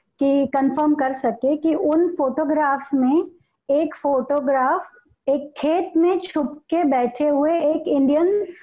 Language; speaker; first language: Hindi; non-native, local second language; Marathi